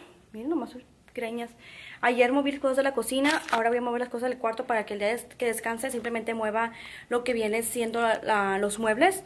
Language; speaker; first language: Spanish; early bilingual, heritage; Spanish